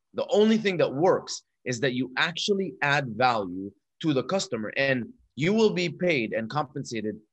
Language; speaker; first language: English; non-native, fluent; Arabic